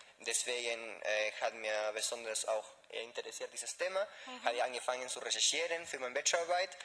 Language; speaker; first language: German; non-native, fluent; Spanish